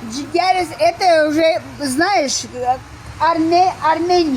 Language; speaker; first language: Russian; non-native, local second language; Armenian